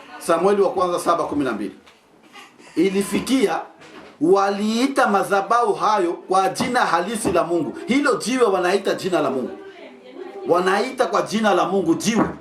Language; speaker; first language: Swahili; native; Swahili